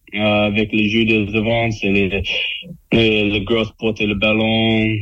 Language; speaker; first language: French; non-native, learner; English